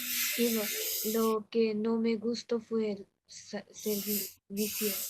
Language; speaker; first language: Spanish; non-native, learner; Bangla